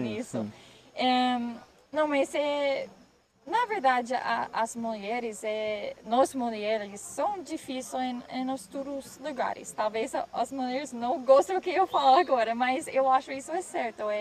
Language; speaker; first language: Portuguese; non-native, learner; English